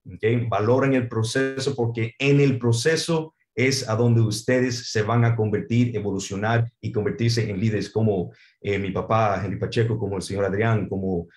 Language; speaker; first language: Spanish; early bilingual, heritage; Spanish